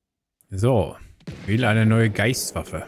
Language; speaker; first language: German; native; German